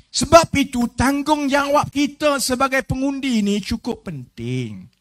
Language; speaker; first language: Malay; native; Malay